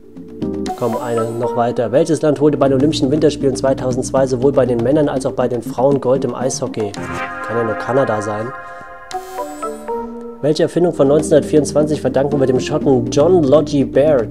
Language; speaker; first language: German; native; German